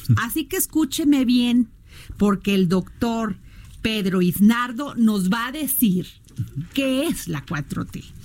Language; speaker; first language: Spanish; native; Spanish